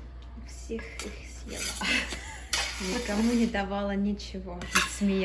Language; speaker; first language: Russian; early bilingual, other home language; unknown